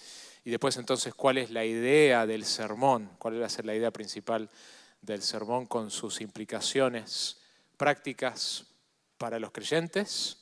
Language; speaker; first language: Spanish; native; Spanish